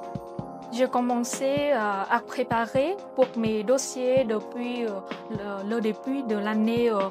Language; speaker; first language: French; non-native, fluent; Vietnamese